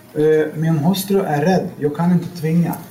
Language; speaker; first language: Swedish; non-native, learner; Lithuanian